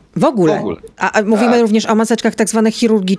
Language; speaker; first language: Polish; native; Polish